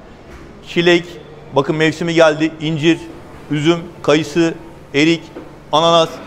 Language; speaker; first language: Turkish; native; Turkish